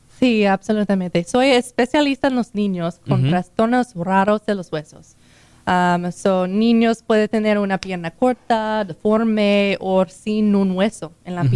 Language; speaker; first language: Spanish; non-native, learner; English